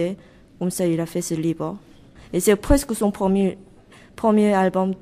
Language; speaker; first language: French; non-native, learner; Korean